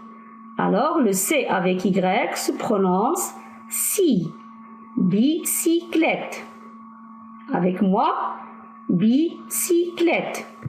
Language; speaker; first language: French; non-native, local second language; Arabic